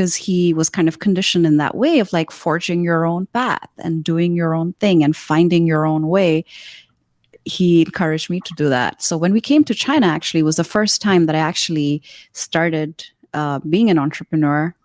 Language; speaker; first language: English; non-native, local second language; Urdu